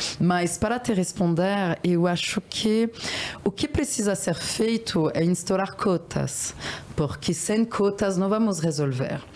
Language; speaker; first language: Portuguese; non-native, fluent; French